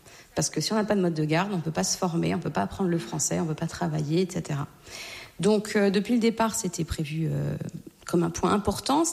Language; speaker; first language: French; native; French